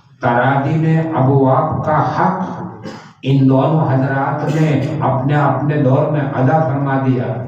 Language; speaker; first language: Urdu; non-native, local second language; Gujarati